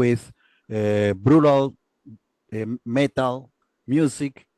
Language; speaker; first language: English; non-native, learner; Spanish